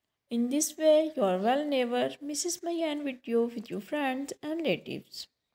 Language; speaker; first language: English; non-native, local second language; Urdu